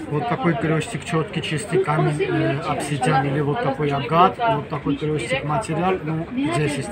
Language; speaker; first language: Russian; non-native, learner; Armenian